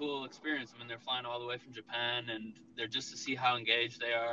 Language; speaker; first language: English; native; English